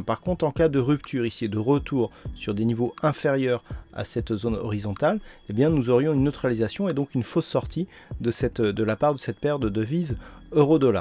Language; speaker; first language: French; native; French